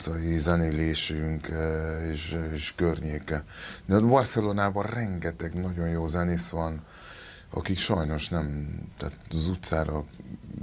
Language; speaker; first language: Hungarian; non-native, local second language; Spanish